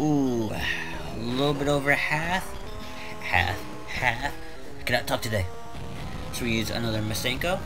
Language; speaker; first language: English; native; English